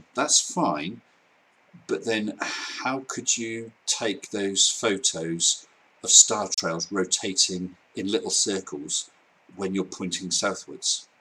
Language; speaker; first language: English; native; English